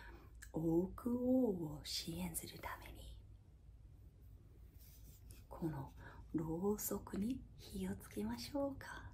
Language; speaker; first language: Japanese; non-native, fluent; English